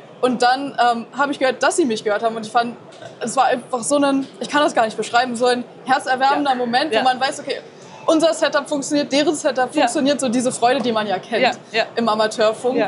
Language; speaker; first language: German; native; German